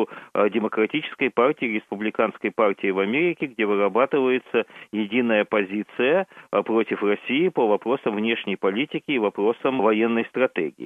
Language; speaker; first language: Russian; native; Russian